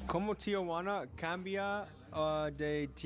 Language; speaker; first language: Spanish; non-native, learner; English